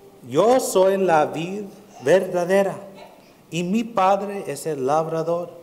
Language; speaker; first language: Spanish; early bilingual, heritage; Spanish